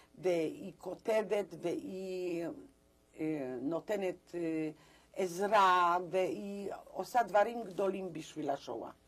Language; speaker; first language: Hebrew; non-native, fluent; Polish